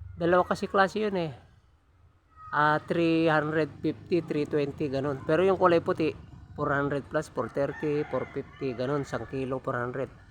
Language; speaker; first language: Filipino; non-native, local second language; Iloko